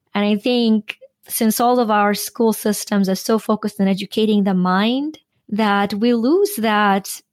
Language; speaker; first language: English; non-native, fluent; Ukrainian